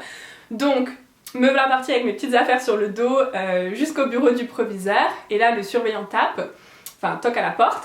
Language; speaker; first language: French; native; French